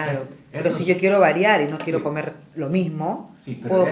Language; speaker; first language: Spanish; native; Spanish